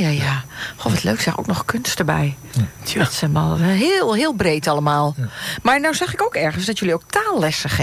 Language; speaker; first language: Dutch; native; Dutch